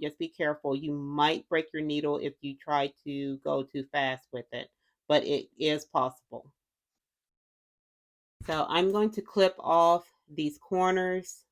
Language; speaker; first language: English; native; English